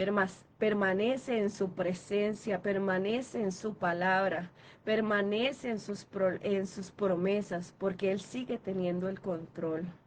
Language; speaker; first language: Spanish; native; Spanish